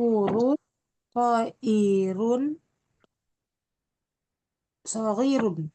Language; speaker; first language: Arabic; non-native, learner; Indonesian